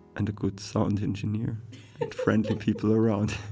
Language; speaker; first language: English; non-native, fluent; German